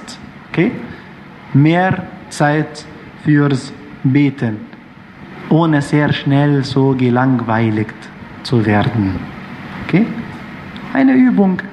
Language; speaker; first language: German; non-native, fluent; Arabic